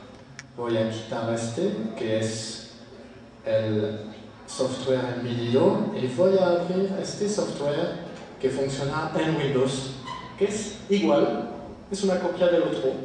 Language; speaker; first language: Spanish; non-native, fluent; French